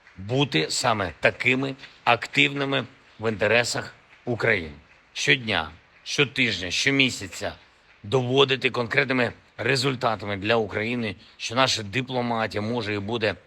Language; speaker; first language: Ukrainian; non-native, local second language; Russian